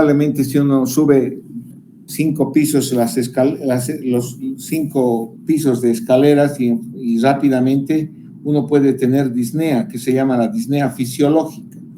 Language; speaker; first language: Spanish; native; Spanish